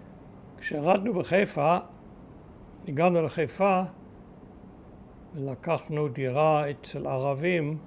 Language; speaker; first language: Hebrew; early bilingual, other home language; German